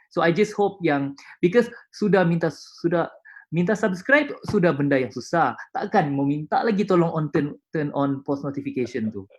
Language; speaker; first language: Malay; native; Malay